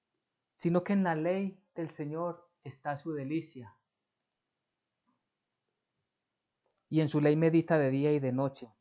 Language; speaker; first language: Spanish; native; Spanish